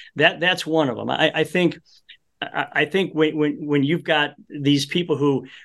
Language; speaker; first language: English; early bilingual, other home language; Polish